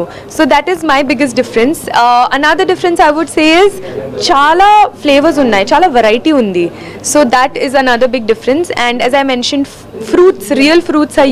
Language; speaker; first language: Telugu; non-native, learner; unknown